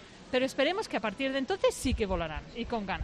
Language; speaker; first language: Spanish; non-native, fluent; English